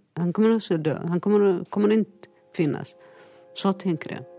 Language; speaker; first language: Norwegian; non-native, learner; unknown